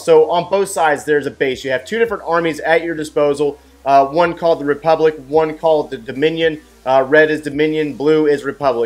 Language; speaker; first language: English; native; English